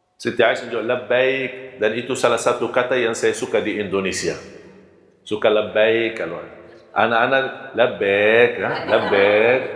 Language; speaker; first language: Malay; non-native, fluent; Arabic